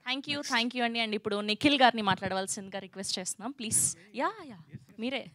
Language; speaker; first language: Telugu; native; Telugu